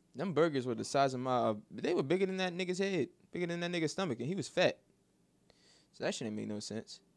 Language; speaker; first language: English; native; English